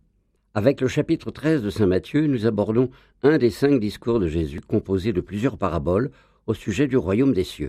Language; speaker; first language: French; native; French